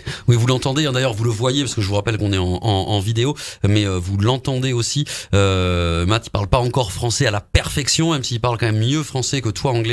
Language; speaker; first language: French; native; French